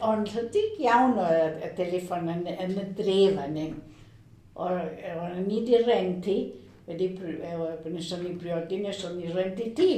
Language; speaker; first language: Welsh; early bilingual, heritage; Welsh